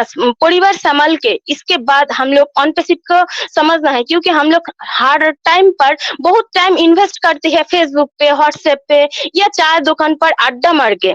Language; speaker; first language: Hindi; non-native, local second language; Bangla